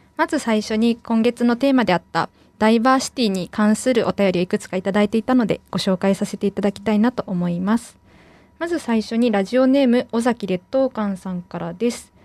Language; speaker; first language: Japanese; native; Japanese